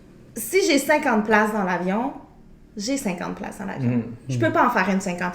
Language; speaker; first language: French; native; French